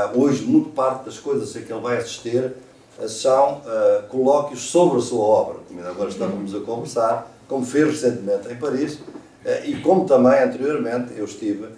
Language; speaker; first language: Portuguese; native; Portuguese